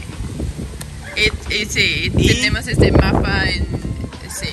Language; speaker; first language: Spanish; non-native, learner; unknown